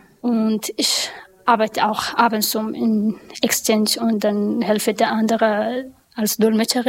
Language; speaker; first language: German; non-native, learner; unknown